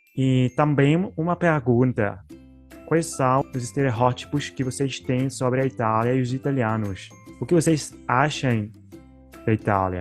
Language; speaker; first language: Portuguese; non-native, fluent; Italian